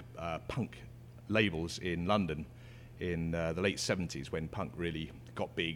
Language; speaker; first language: English; native; English